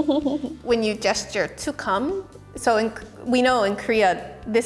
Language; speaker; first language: English; native; English